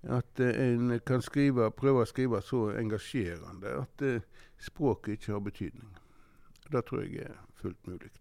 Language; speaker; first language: Norwegian; native; Norwegian